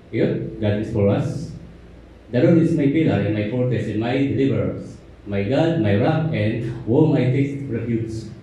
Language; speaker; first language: English; non-native, local second language; Filipino